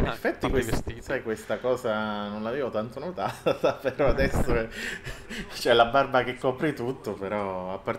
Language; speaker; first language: Italian; native; Italian